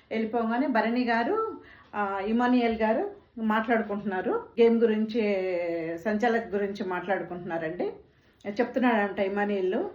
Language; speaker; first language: Telugu; non-native, local second language; Tamil